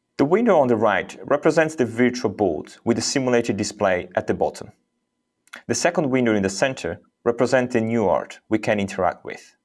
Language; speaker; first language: English; non-native, fluent; Italian